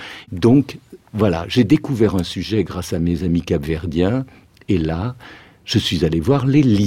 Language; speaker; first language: French; native; French